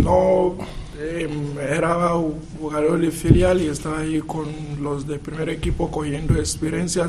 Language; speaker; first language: Spanish; non-native, learner; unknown